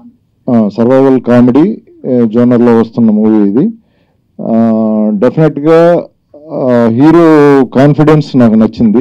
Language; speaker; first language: Telugu; native; Telugu